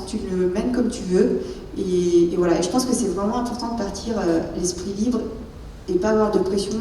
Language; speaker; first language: French; native; French